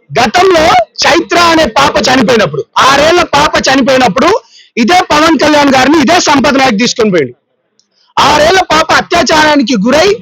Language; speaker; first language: Telugu; native; Telugu